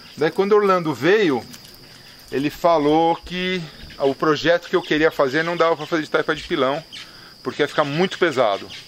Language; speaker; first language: Portuguese; native; Portuguese